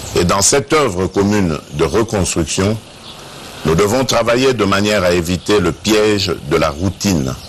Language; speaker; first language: French; non-native, local second language; Luba-Lulua